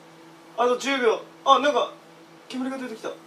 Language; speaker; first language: Japanese; native; Japanese